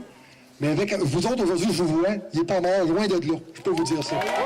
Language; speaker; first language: French; native; French